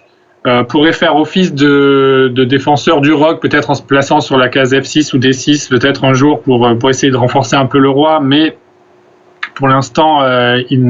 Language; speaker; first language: French; native; French